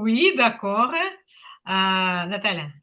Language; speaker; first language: French; non-native, fluent; Ukrainian